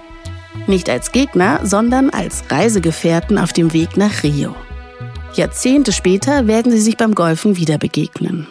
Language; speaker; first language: German; native; German